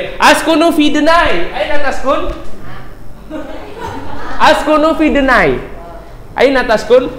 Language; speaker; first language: Arabic; non-native, fluent; Indonesian